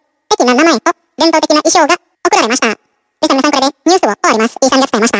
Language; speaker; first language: Japanese; non-native, fluent; Indonesian